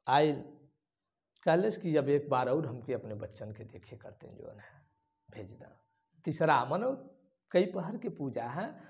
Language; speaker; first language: Hindi; native; Hindi